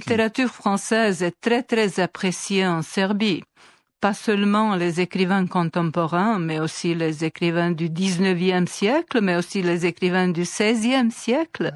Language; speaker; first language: French; non-native, fluent; Serbian